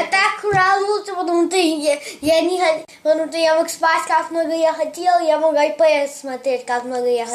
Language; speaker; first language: Russian; early bilingual, heritage; English